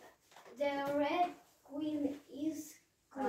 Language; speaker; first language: English; non-native, learner; Russian